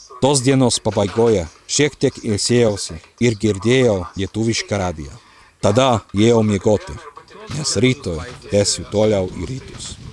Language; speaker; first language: Lithuanian; non-native, learner; Czech